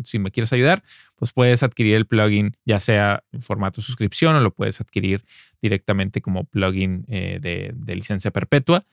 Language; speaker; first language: Spanish; native; Spanish